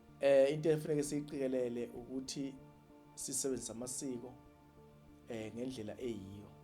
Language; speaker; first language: Zulu; native; Zulu